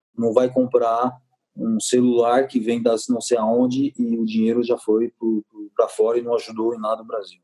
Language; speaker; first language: Portuguese; non-native, fluent; French